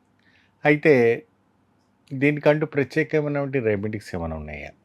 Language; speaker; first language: Telugu; non-native, fluent; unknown